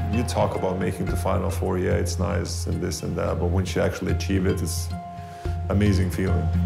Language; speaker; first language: English; non-native, fluent; Lithuanian